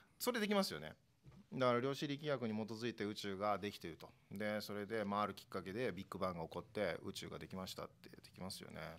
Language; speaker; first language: Japanese; native; Japanese